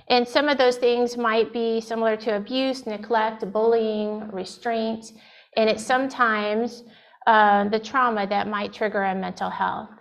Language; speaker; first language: English; native; English